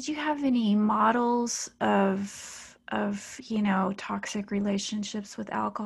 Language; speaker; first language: English; native; English